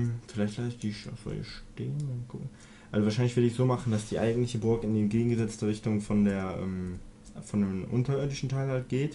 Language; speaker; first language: German; native; German